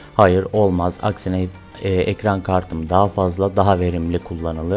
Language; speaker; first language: Turkish; native; Turkish